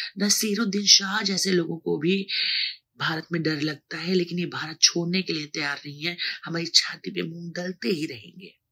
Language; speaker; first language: Hindi; native; Hindi